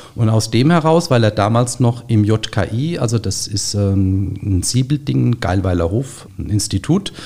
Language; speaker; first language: German; native; German